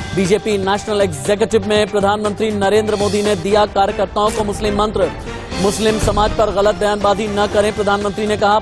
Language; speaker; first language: Hindi; native; Hindi